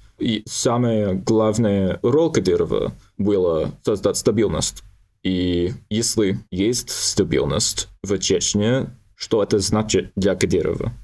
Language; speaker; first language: Russian; non-native, learner; English